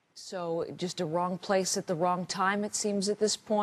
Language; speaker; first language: English; native; English